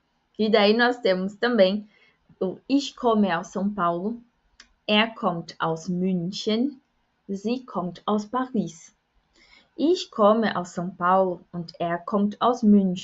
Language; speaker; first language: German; non-native, fluent; Portuguese